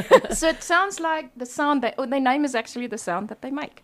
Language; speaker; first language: English; non-native, local second language; Afrikaans